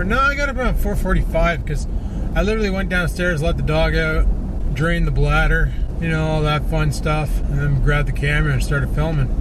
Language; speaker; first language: English; native; English